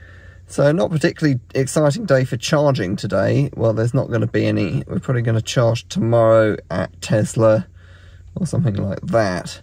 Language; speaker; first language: English; native; English